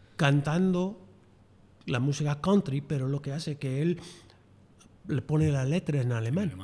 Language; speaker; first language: Spanish; non-native, fluent; English